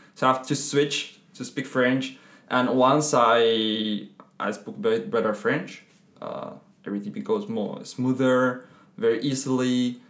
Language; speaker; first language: English; non-native, fluent; Spanish